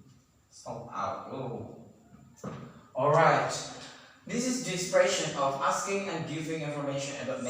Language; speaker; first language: English; non-native, learner; Indonesian